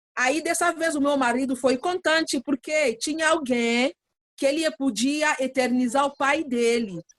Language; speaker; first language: Portuguese; non-native, learner; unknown